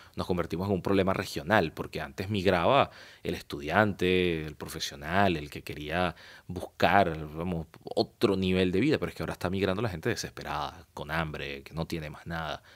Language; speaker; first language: Spanish; native; Spanish